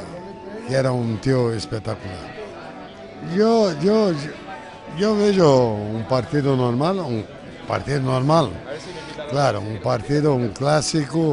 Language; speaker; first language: Spanish; non-native, fluent; Portuguese